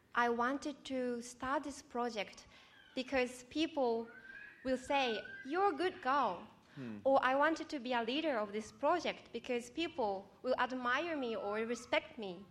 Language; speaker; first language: English; non-native, fluent; Japanese